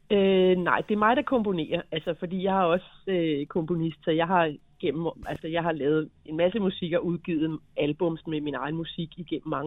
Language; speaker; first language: Danish; native; Danish